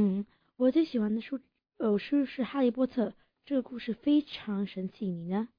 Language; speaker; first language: Chinese; early bilingual, heritage; English